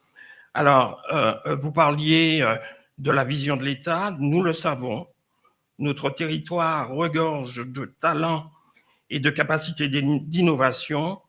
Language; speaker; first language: French; native; French